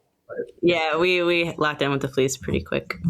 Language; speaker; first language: English; native; English